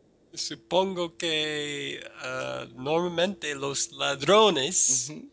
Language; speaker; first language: Spanish; non-native, fluent; English